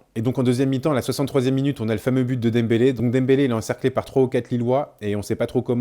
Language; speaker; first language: French; native; French